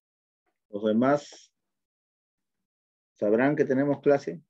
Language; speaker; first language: Spanish; native; Spanish